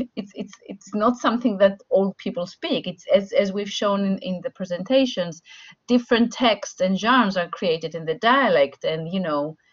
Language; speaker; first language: English; non-native, fluent; Greek